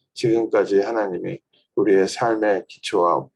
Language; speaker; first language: Korean; native; Korean